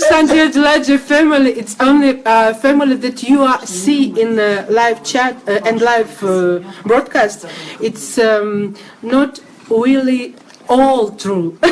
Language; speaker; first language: English; non-native, learner; Russian